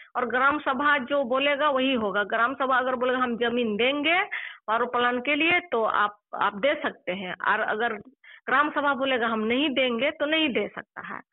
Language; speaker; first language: Hindi; non-native, local second language; Santali